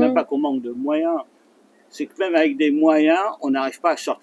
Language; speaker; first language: French; native; French